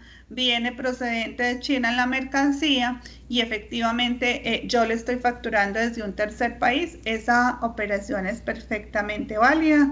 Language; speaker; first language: Spanish; native; Spanish